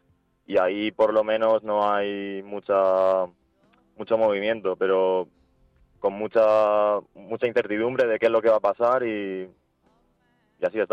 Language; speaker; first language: Spanish; early bilingual, other home language; Ukrainian